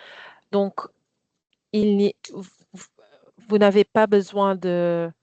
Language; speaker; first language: French; non-native, fluent; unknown